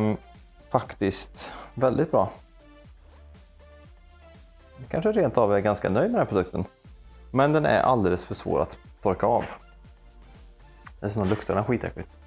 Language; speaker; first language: Swedish; native; Swedish